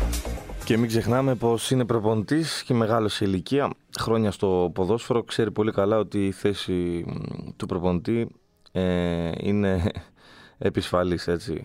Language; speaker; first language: Greek; native; Greek